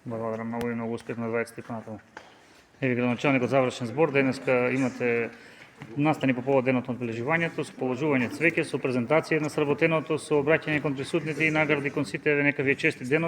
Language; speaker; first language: Macedonian; native; Macedonian